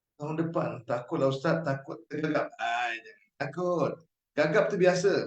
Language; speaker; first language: Malay; native; Malay